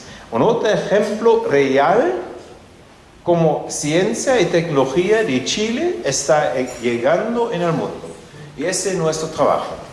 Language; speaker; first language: Spanish; non-native, fluent; German